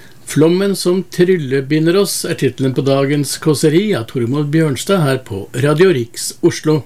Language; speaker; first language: Norwegian; native; Norwegian